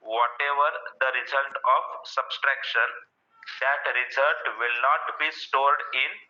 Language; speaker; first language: English; non-native, local second language; Marathi